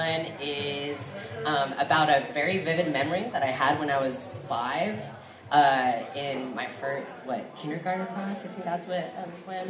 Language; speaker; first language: English; early bilingual, other home language; Filipino